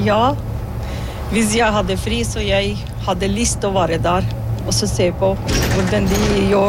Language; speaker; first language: Norwegian; non-native, learner; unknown